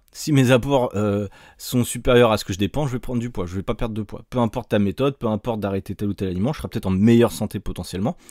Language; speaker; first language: French; native; French